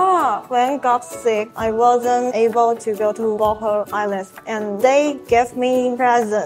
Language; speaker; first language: English; non-native, learner; Chinese